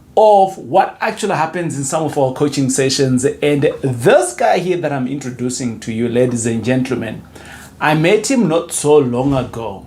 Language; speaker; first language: English; non-native, local second language; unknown